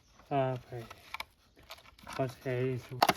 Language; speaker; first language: Arabic; native; Arabic